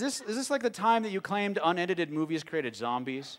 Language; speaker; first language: English; native; English